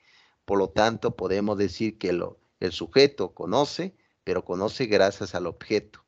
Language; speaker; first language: Spanish; native; Spanish